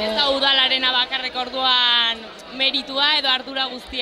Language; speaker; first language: Basque; native; Basque